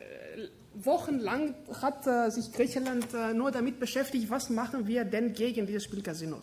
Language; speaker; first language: German; non-native, fluent; Greek